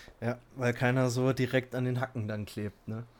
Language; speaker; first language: German; native; German